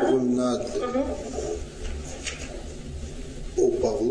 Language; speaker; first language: French; non-native, learner; Russian